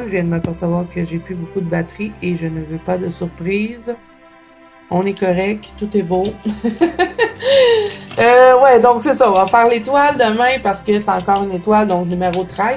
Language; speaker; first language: French; native; French